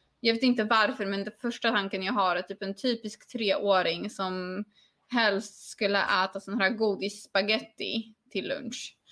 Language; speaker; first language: Swedish; non-native, fluent; Polish